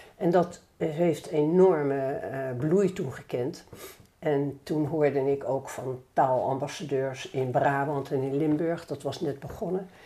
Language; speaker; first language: Dutch; native; Dutch